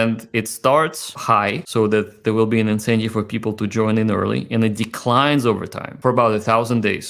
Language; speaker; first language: English; native; English